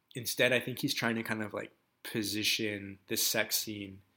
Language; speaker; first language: English; native; English